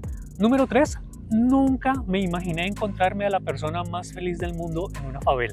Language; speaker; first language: Spanish; native; Spanish